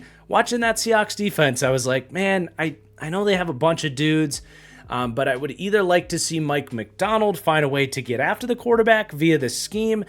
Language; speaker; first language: English; native; English